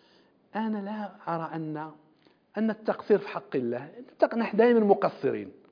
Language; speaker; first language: Arabic; native; Arabic